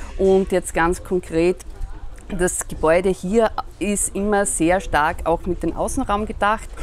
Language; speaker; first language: German; native; German